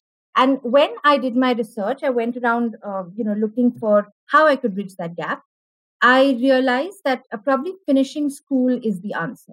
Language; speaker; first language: English; non-native, local second language; Malayalam